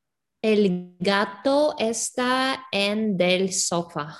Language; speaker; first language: Spanish; non-native, learner; English